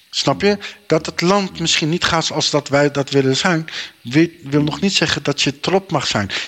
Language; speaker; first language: Dutch; native; Dutch